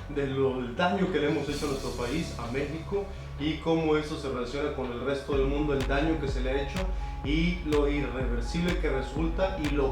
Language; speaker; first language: Spanish; native; Spanish